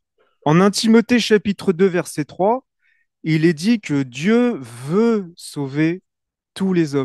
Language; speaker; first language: French; native; French